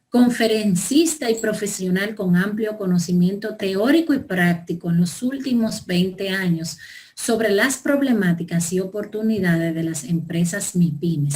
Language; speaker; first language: Spanish; native; Spanish